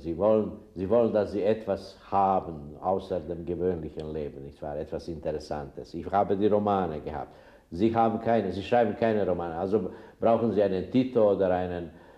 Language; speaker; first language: German; non-native, fluent; Serbian